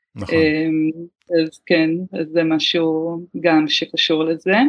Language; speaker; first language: Hebrew; native; Hebrew